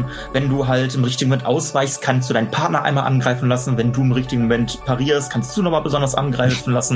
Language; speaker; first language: German; native; German